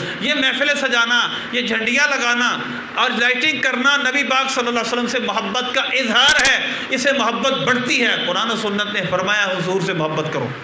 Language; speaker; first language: Urdu; non-native, local second language; Punjabi